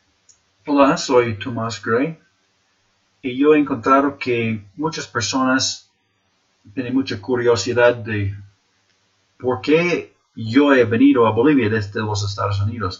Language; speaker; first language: Spanish; non-native, fluent; English